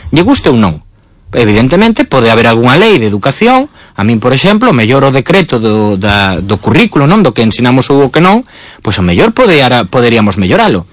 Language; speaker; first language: Galician; native; Galician